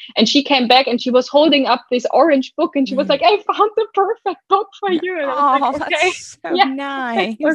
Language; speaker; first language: English; non-native, fluent; German